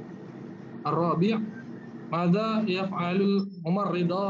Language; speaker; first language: Arabic; non-native, learner; Indonesian